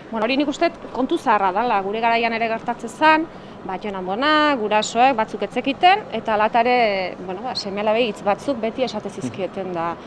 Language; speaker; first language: Basque; native; Basque